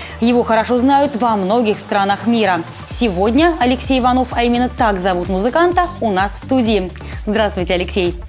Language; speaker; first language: Russian; native; Russian